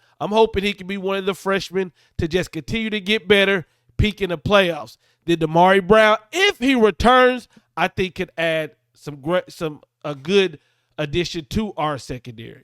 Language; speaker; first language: English; native; English